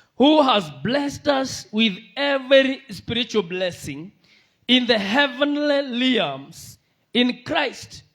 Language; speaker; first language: English; non-native, local second language; Swahili